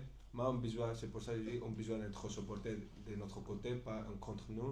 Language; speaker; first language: French; non-native, fluent; Spanish